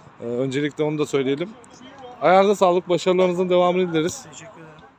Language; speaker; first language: Turkish; native; Turkish